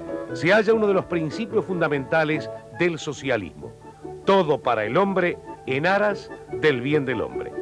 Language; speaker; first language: Spanish; native; Spanish